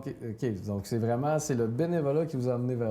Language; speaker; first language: French; native; French